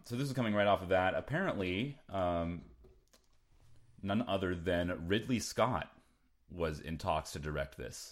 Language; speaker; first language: English; native; English